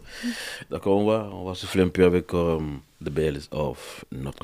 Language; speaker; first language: French; native; French